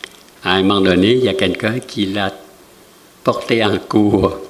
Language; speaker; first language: French; non-native, fluent; Vietnamese